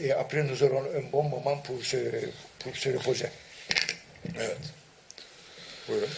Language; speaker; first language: French; non-native, fluent; Turkish